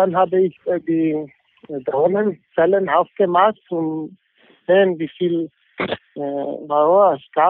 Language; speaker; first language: German; non-native, learner; English